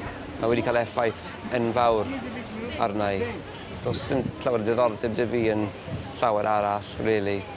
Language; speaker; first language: Welsh; native; Welsh